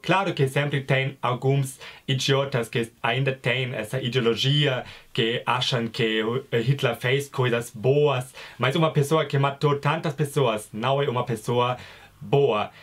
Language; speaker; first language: Portuguese; non-native, fluent; German